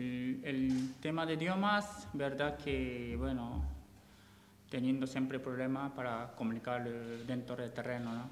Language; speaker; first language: Spanish; non-native, learner; Japanese